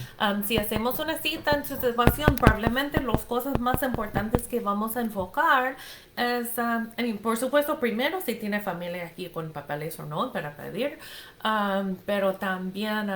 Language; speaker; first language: Spanish; non-native, fluent; English